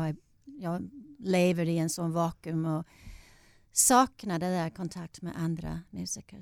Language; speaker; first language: Swedish; non-native, fluent; English